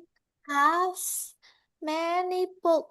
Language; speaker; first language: English; non-native, learner; Vietnamese